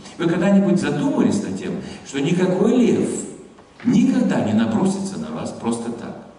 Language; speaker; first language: Russian; non-native, fluent; German